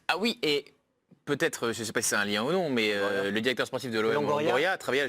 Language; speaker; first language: French; native; French